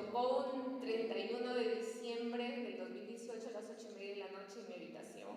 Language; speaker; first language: Spanish; native; Spanish